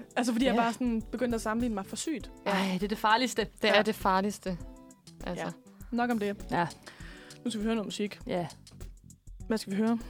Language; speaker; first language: Danish; native; Danish